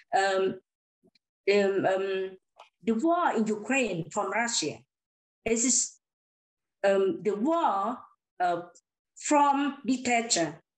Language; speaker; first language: English; non-native, learner; Lao